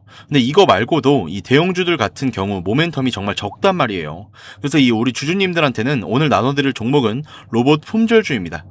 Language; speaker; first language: Korean; native; Korean